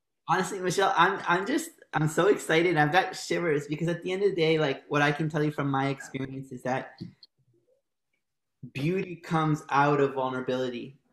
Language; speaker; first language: English; native; English